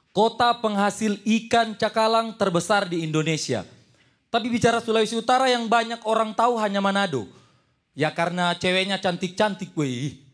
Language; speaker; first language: Indonesian; native; Indonesian